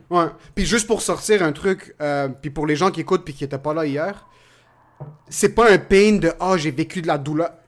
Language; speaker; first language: French; early bilingual, other home language; Arabic